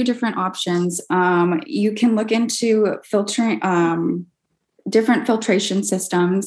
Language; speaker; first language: English; native; English